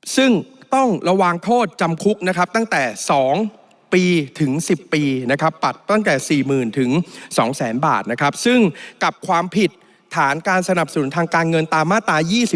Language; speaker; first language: Thai; native; Thai